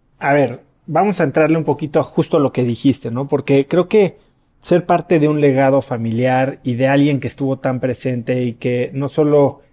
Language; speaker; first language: Spanish; native; Spanish